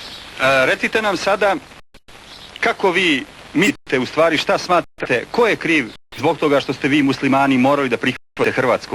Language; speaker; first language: Croatian; native; Croatian